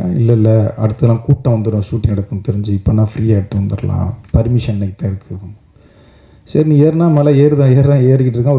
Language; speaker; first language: Tamil; native; Tamil